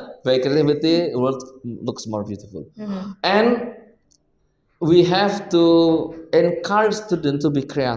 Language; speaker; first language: English; non-native, learner; Indonesian